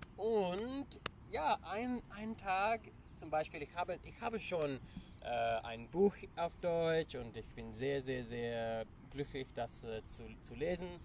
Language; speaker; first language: German; non-native, learner; English